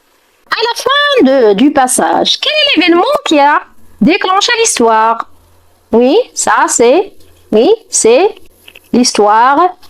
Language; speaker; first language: French; non-native, fluent; Arabic